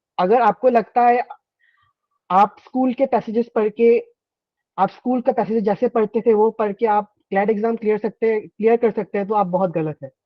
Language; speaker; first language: Hindi; non-native, local second language; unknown